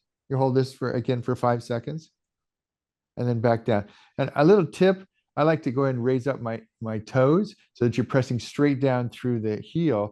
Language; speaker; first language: English; native; English